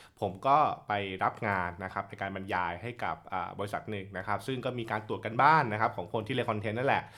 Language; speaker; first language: Thai; native; Thai